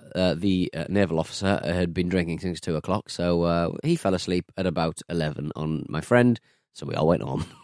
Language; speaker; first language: English; native; English